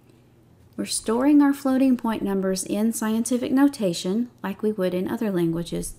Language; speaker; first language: English; native; English